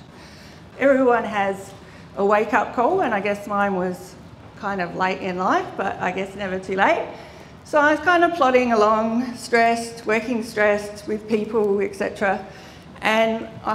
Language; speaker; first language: English; native; English